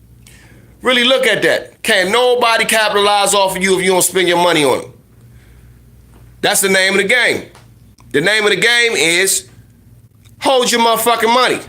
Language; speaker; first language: English; native; English